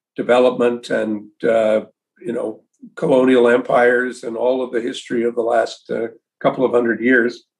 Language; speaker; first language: English; native; English